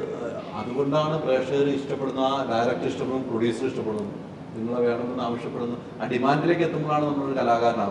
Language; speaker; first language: Malayalam; native; Malayalam